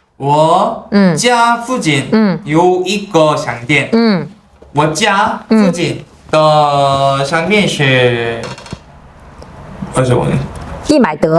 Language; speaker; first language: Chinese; non-native, learner; Korean